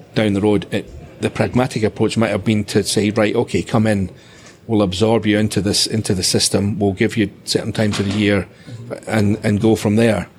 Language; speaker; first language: English; native; English